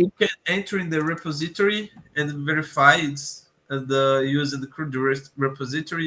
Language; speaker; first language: English; non-native, learner; Portuguese